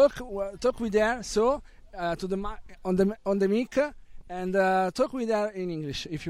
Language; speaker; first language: English; non-native, learner; Italian